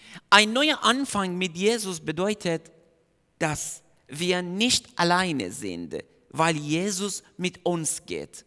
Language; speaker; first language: German; non-native, fluent; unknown